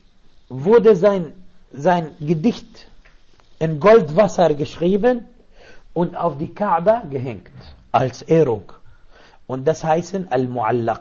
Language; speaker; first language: German; non-native, fluent; Arabic